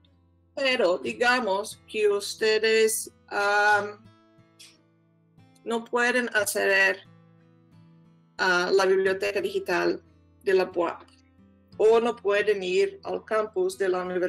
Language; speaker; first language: Spanish; non-native, fluent; Portuguese